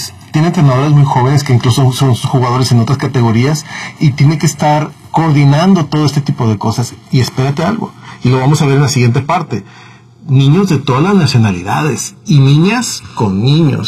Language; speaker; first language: Spanish; native; Spanish